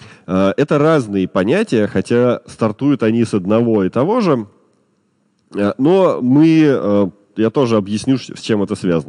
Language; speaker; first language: Russian; native; Russian